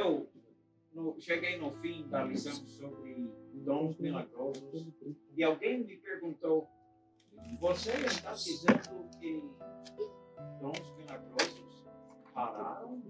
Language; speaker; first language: Portuguese; non-native, fluent; English